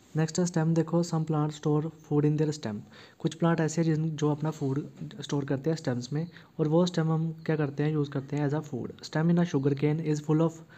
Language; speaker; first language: Hindi; native; Hindi